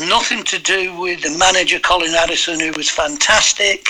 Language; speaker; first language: English; native; English